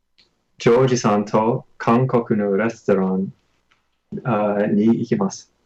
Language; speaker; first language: Japanese; non-native, learner; English